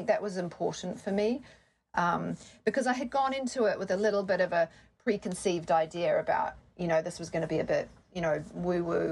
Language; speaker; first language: English; native; English